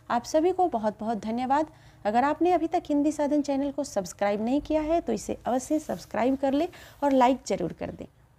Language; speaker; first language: Hindi; native; Hindi